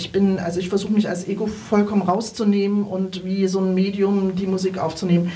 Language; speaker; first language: German; native; German